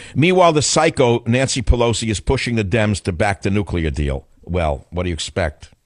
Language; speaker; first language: English; native; English